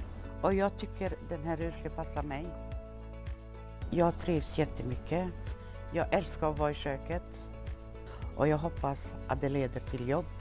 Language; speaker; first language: Swedish; non-native, local second language; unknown